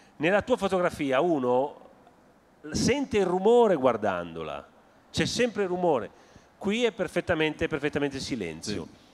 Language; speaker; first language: Italian; native; Italian